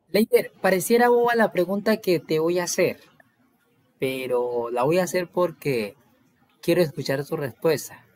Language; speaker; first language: Spanish; native; Spanish